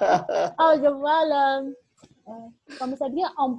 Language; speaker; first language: French; non-native, learner; Chinese